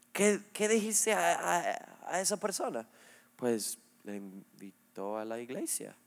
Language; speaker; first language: Spanish; non-native, fluent; English